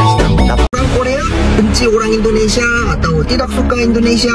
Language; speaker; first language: Indonesian; non-native, fluent; Korean